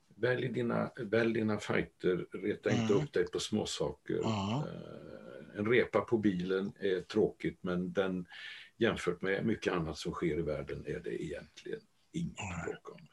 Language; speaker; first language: Swedish; native; Swedish